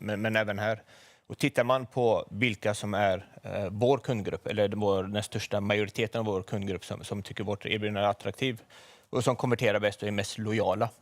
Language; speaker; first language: Swedish; native; Swedish